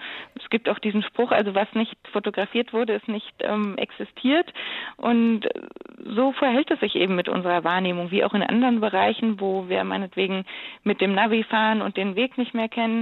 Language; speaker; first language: German; native; German